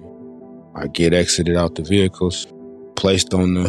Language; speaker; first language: English; native; English